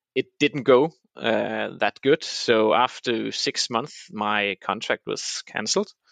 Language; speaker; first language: English; non-native, fluent; Danish